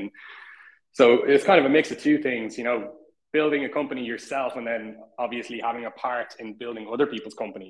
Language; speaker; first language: English; native; English